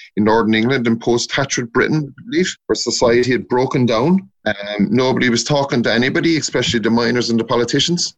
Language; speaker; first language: English; native; English